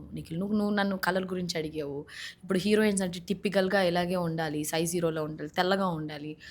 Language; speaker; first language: Telugu; native; Telugu